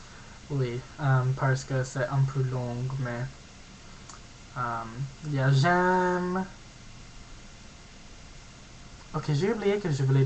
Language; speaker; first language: French; non-native, learner; English